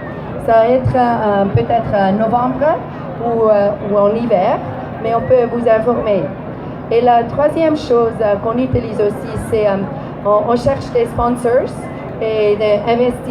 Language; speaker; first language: French; non-native, learner; English